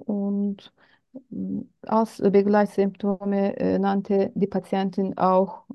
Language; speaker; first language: German; non-native, learner; Turkish